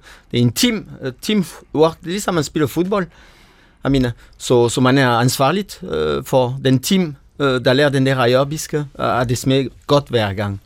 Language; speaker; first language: Danish; non-native, fluent; French